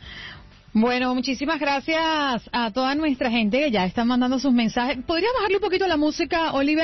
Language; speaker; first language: Spanish; native; Spanish